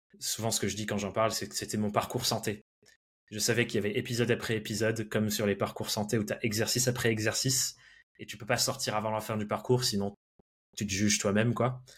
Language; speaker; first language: French; early bilingual, other home language; English